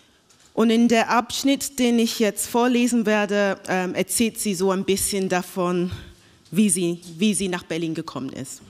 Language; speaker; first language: German; non-native, fluent; English